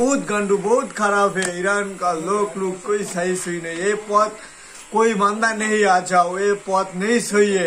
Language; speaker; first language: Hindi; non-native, learner; Bangla